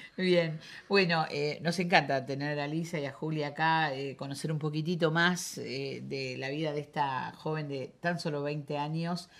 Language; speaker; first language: Spanish; native; Spanish